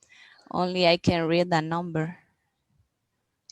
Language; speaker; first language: English; non-native, learner; Spanish